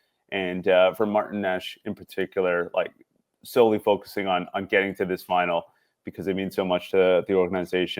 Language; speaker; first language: English; native; English